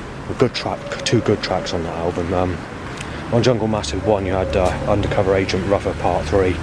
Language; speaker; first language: English; native; English